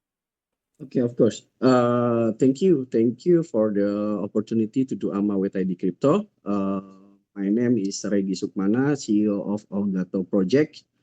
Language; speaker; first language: English; non-native, learner; Indonesian